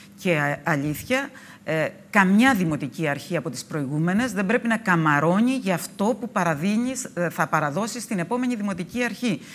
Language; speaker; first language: Greek; native; Greek